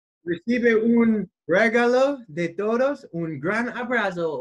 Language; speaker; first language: Spanish; non-native, learner; English